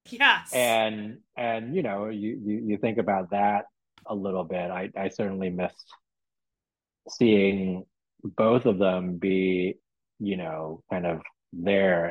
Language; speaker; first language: English; non-native, local second language; Cantonese